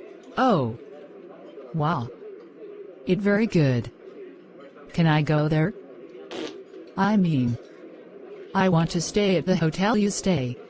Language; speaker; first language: English; non-native, learner; Khmer